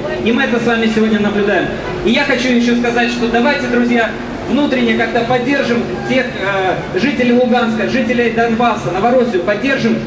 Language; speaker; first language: Russian; native; Russian